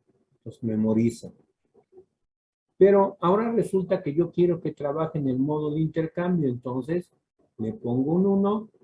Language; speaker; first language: Spanish; native; Spanish